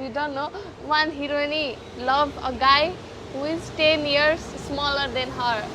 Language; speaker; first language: English; non-native, learner; Nepali